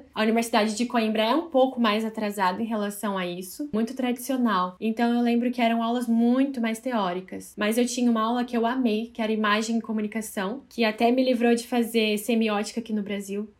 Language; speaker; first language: Portuguese; native; Portuguese